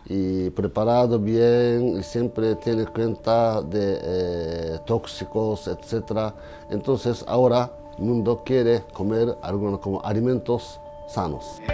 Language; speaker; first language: Spanish; non-native, learner; Japanese